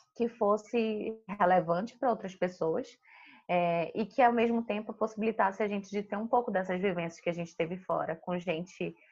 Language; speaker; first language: Portuguese; native; Portuguese